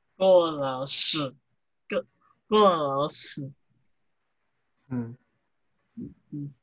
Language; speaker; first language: Chinese; early bilingual, heritage; English